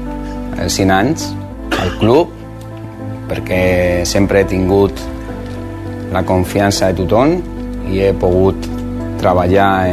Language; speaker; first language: Catalan; non-native, fluent; Spanish